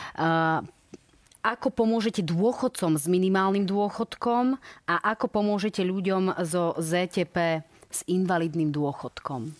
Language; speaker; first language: Slovak; native; Slovak